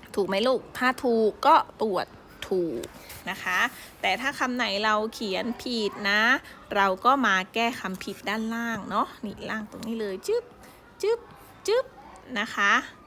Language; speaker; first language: Thai; native; Thai